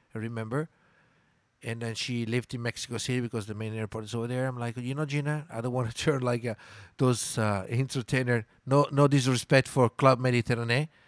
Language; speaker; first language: English; non-native, fluent; Italian